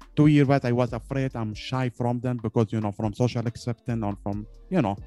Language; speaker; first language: English; non-native, learner; Arabic